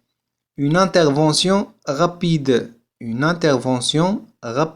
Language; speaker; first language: French; non-native, fluent; Arabic